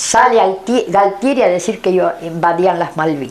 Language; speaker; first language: Spanish; native; Spanish